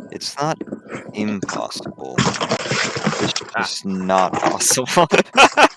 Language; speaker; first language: English; native; English